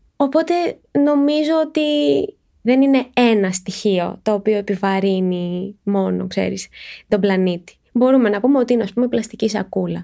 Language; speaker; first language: Greek; native; Greek